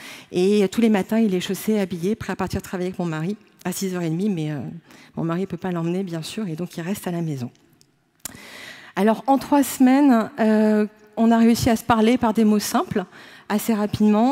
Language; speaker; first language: French; native; French